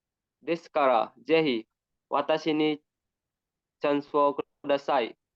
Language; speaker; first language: Japanese; non-native, learner; Indonesian